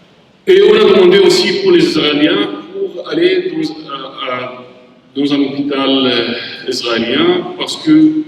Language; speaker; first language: French; non-native, learner; Arabic